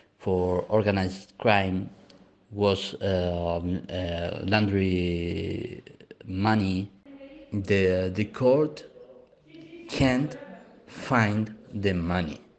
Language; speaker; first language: English; non-native, learner; Spanish